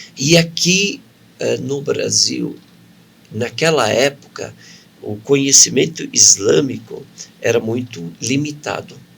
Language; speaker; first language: Portuguese; early bilingual, other home language; Arabic